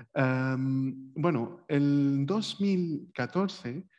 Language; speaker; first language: Spanish; non-native, fluent; Arabic